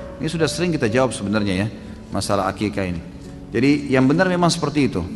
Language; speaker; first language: Indonesian; native; Indonesian